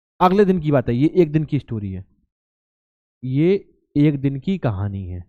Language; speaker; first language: Hindi; native; Hindi